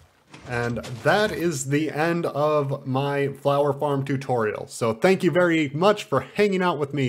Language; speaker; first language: English; native; English